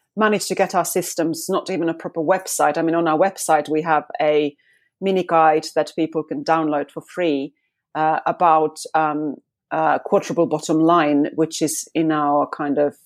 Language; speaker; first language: English; non-native, fluent; Finnish